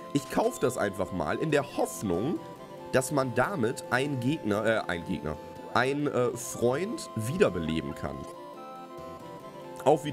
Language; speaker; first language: German; native; German